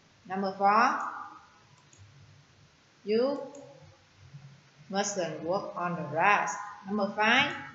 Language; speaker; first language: English; non-native, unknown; Vietnamese